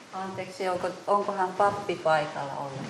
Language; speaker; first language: Finnish; non-native, fluent; Japanese